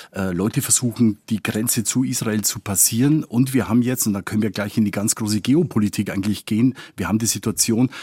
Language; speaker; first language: German; non-native, fluent; Spanish